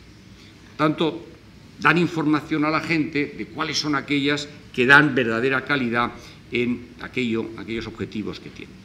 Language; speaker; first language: Spanish; native; Spanish